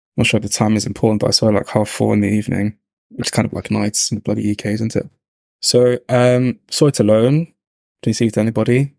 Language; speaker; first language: English; native; English